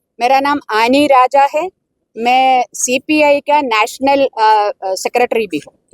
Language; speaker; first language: Hindi; non-native, local second language; Malayalam